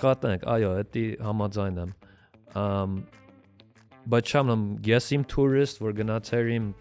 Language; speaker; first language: Armenian; early bilingual, heritage; Armenian